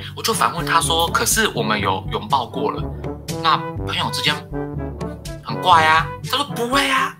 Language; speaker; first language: Chinese; native; Chinese